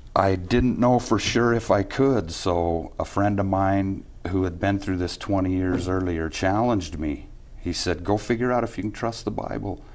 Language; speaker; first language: English; native; English